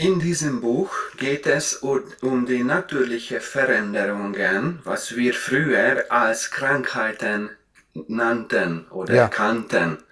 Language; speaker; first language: German; non-native, fluent; Hungarian